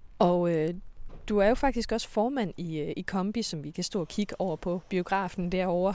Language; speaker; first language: Danish; native; Danish